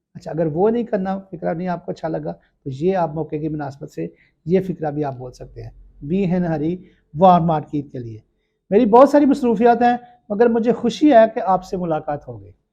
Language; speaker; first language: Urdu; non-native, local second language; Punjabi